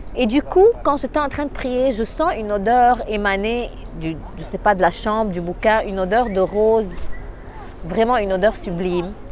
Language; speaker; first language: French; non-native, local second language; Arabic